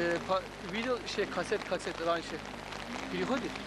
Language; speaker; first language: Russian; non-native, learner; Turkish